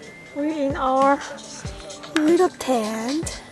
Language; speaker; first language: English; non-native, learner; Chinese